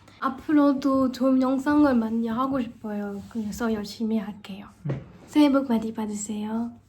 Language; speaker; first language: Korean; non-native, learner; French